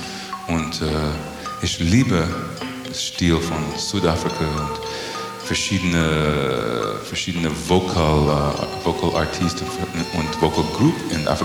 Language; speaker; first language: German; non-native, learner; English